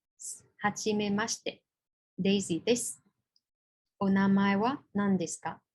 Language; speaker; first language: Japanese; non-native, fluent; Chinese